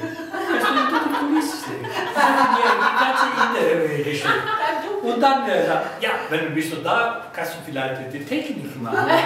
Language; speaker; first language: German; non-native, learner; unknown